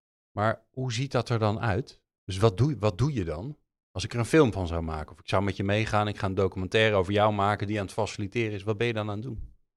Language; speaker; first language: Dutch; native; Dutch